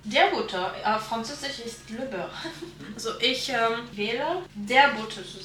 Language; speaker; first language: German; non-native, learner; French